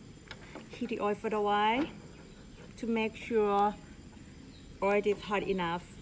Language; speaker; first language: English; non-native, learner; Thai